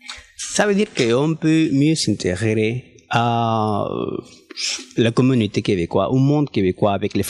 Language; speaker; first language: French; non-native, fluent; Spanish